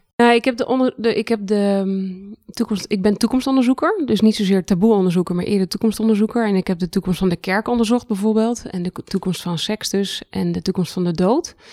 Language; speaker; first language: Dutch; native; Dutch